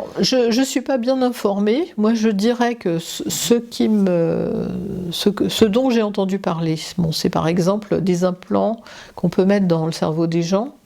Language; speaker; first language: French; native; French